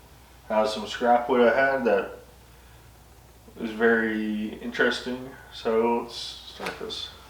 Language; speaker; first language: English; native; English